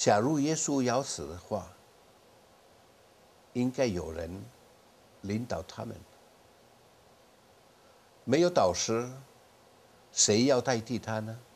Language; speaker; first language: Chinese; non-native, fluent; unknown